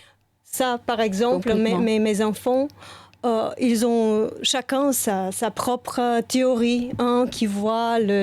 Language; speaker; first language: French; non-native, fluent; Bulgarian